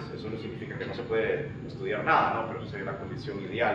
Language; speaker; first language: Spanish; native; Spanish